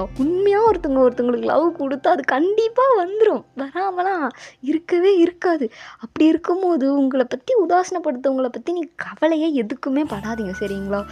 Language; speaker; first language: Tamil; native; Tamil